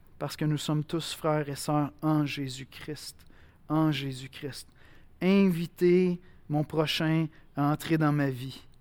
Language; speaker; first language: French; native; French